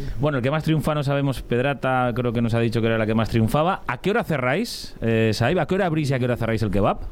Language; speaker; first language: Spanish; native; Spanish